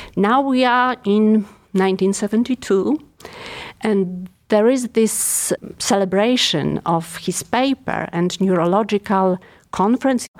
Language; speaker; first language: English; non-native, fluent; Polish